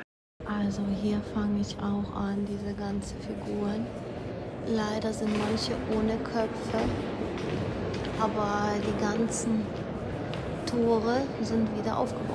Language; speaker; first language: German; non-native, learner; Ukrainian